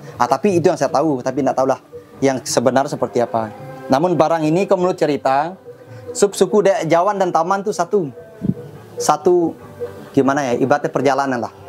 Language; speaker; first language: Indonesian; non-native, local second language; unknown